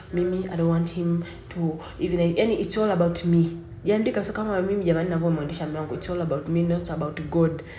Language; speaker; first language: English; non-native, local second language; Swahili